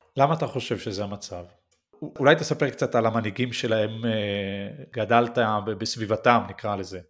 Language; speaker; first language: Hebrew; native; Hebrew